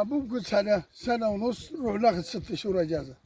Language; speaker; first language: Arabic; native; Arabic